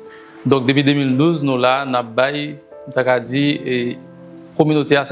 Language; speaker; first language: Haitian Creole; native; Haitian Creole